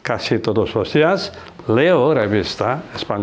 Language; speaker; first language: Spanish; non-native, fluent; Indonesian